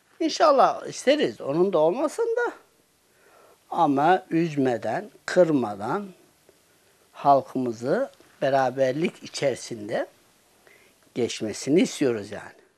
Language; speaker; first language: Turkish; native; Turkish